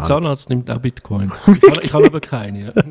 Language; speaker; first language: German; native; German